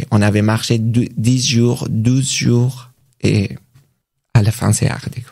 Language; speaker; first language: French; non-native, learner; Persian